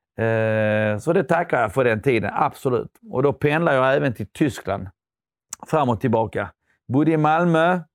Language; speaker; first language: Swedish; early bilingual, other home language; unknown